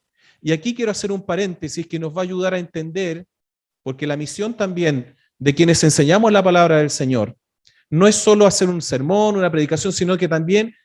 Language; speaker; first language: Spanish; native; Spanish